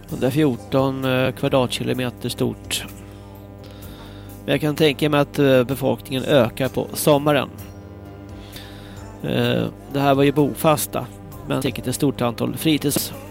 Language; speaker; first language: Swedish; native; Swedish